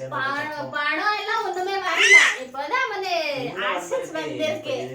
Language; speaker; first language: Tamil; non-native, local second language; Odia